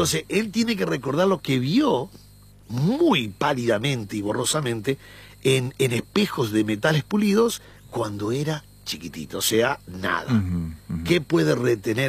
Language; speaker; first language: Spanish; native; Spanish